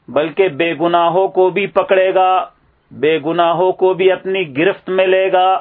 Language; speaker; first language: Urdu; native; Urdu